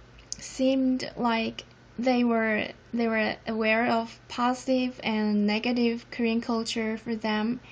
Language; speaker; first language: English; non-native, fluent; Korean